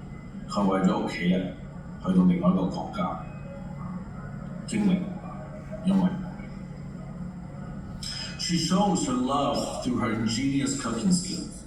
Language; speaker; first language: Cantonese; early bilingual, heritage; Cantonese